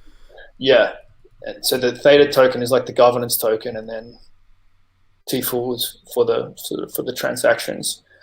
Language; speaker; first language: English; native; English